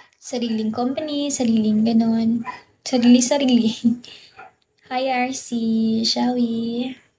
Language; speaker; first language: Filipino; non-native, local second language; Cebuano